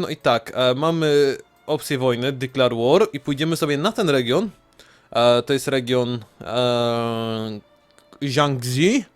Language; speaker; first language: Polish; native; Polish